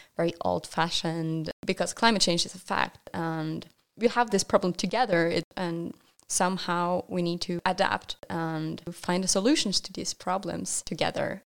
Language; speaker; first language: English; non-native, fluent; Norwegian